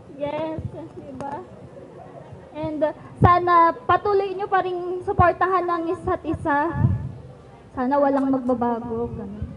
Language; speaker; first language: Filipino; non-native, local second language; Iloko